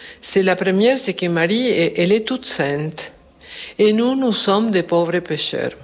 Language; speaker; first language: French; non-native, fluent; Spanish